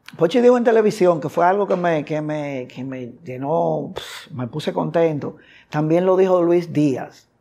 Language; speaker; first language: Spanish; native; Spanish